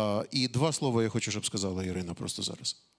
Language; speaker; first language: Ukrainian; native; Ukrainian